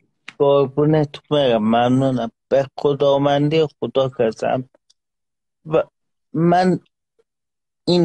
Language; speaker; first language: Persian; non-native, local second language; Azerbaijani